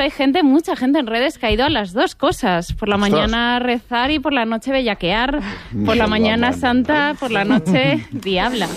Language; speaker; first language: Spanish; native; Spanish